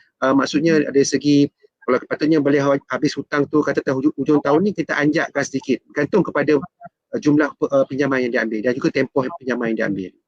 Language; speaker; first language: Malay; native; Malay